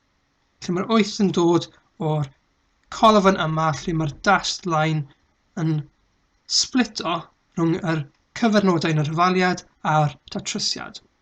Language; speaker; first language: Welsh; native; Welsh